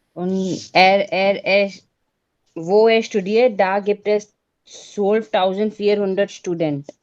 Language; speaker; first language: German; non-native, learner; Hindi